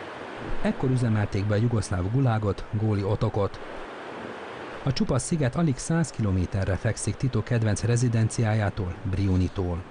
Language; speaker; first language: Hungarian; native; Hungarian